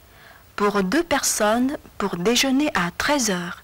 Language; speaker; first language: French; non-native, fluent; Chinese